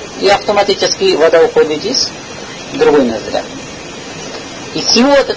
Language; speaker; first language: Russian; non-native, learner; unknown